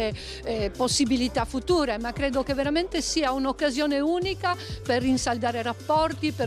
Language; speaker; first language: Italian; native; Italian